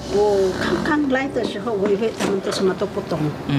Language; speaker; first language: Chinese; non-native, fluent; Filipino